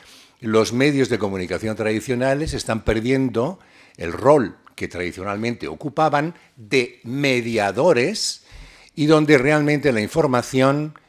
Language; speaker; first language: Spanish; native; Spanish